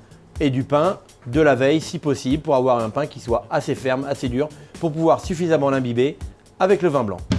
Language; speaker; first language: French; native; French